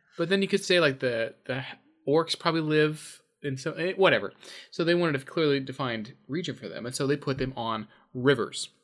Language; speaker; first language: English; native; English